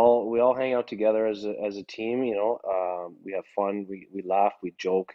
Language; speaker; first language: English; native; English